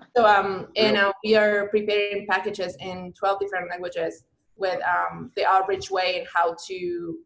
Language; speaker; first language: English; non-native, fluent; Spanish